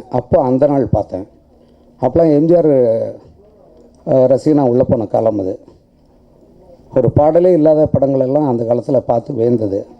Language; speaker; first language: Tamil; native; Tamil